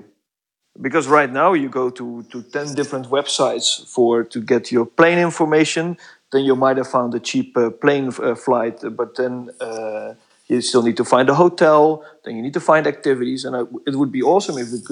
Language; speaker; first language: English; non-native, fluent; Dutch